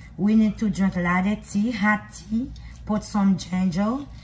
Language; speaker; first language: English; non-native, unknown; Haitian Creole